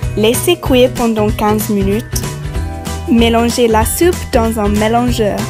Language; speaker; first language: French; non-native, learner; English